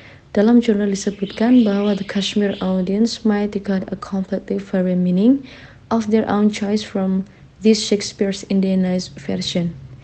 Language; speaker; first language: English; non-native, learner; Indonesian